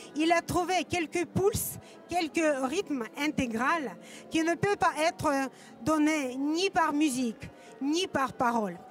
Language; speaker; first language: French; non-native, fluent; Russian